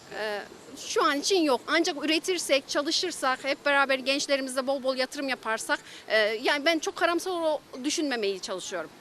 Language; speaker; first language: Turkish; native; Turkish